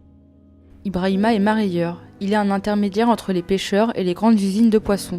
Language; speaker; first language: French; native; French